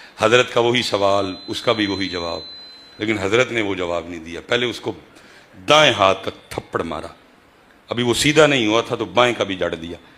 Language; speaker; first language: Urdu; non-native, local second language; Punjabi